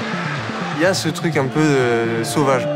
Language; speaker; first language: French; native; French